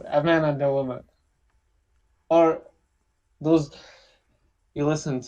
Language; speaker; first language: English; non-native, learner; Arabic